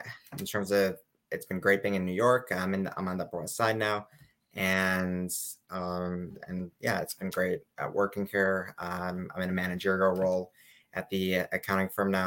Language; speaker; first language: English; native; English